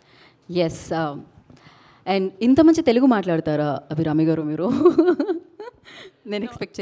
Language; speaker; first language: Telugu; native; Telugu